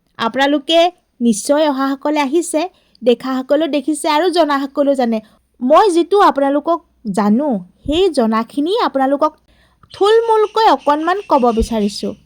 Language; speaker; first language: Assamese; native; Assamese